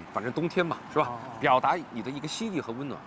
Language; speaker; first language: Chinese; native; Chinese